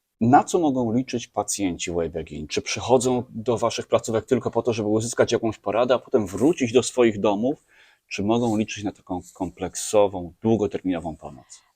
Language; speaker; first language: Polish; native; Polish